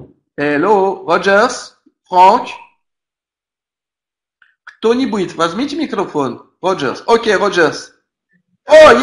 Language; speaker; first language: Russian; non-native, learner; French